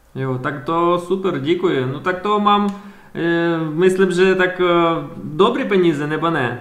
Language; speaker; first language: Czech; non-native, learner; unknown